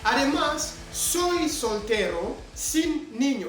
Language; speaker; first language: Spanish; non-native, fluent; French